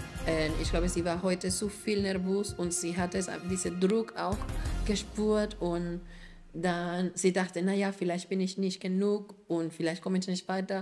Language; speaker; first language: German; non-native, fluent; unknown